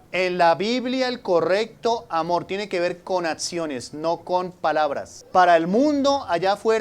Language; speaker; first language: Spanish; native; Spanish